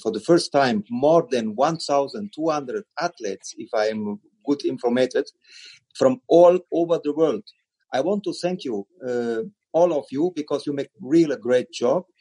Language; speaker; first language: English; non-native, learner; German